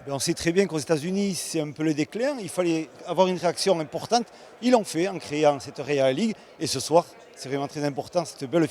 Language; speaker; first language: French; native; French